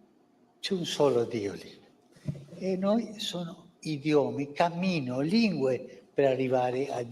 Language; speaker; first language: Italian; non-native, fluent; Spanish